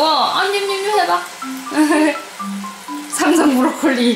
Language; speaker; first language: Korean; native; Korean